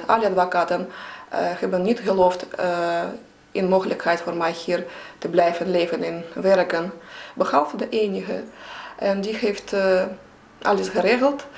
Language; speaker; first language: Dutch; non-native, fluent; Russian